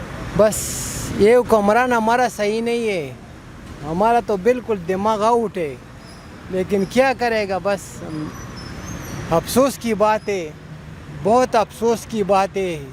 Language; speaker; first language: Hindi; non-native, local second language; Pashto